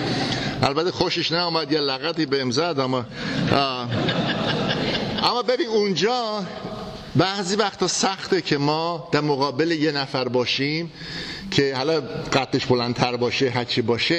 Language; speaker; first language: Persian; non-native, fluent; English